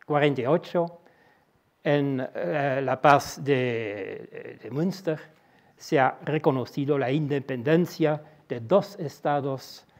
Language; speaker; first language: Spanish; non-native, fluent; Dutch